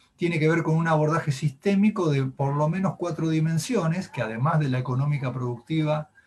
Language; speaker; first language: Spanish; native; Spanish